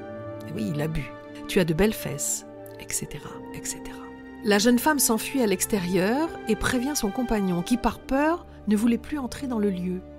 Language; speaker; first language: French; native; French